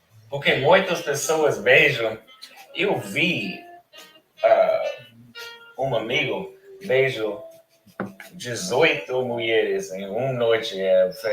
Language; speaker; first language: Portuguese; non-native, learner; English